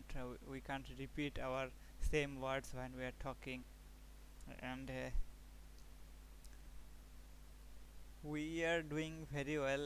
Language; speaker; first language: English; non-native, learner; Bangla